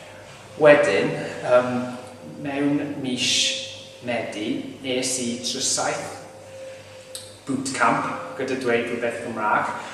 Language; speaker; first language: Welsh; non-native, learner; English